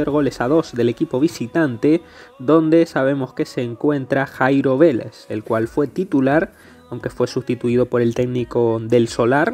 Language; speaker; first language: Spanish; native; Spanish